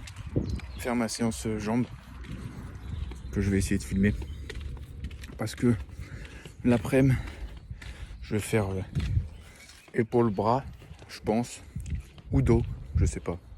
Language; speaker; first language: French; native; French